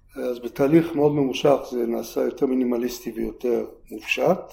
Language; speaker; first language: Hebrew; native; Hebrew